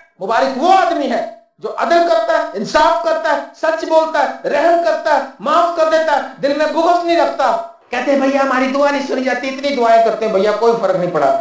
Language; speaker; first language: Urdu; non-native, local second language; Punjabi